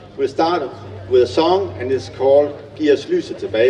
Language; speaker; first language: English; non-native, fluent; Danish